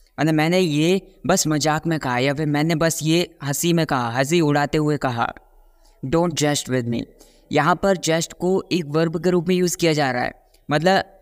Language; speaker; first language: Hindi; native; Hindi